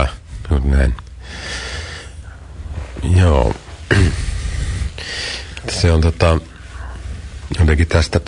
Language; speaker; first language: Finnish; native; Finnish